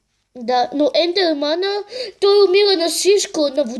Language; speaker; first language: Bulgarian; native; Bulgarian